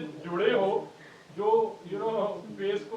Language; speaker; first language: Hindi; native; Hindi